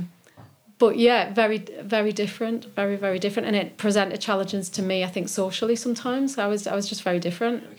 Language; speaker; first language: English; native; English